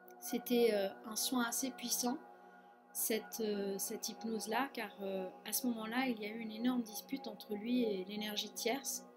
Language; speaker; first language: French; non-native, fluent; Spanish